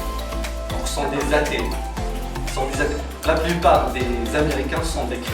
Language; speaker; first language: French; non-native, local second language; Arabic